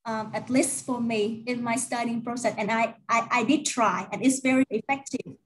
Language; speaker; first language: English; non-native, learner; Vietnamese